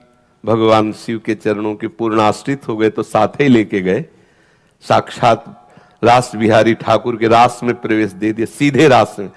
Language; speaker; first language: Hindi; native; Hindi